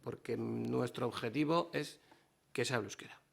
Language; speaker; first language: Spanish; non-native, local second language; Basque